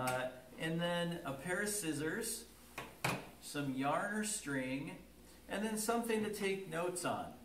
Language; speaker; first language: English; native; English